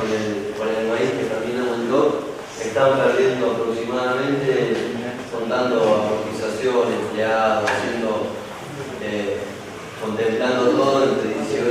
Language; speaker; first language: Spanish; native; Spanish